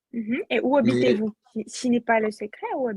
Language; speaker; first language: French; non-native, fluent; Russian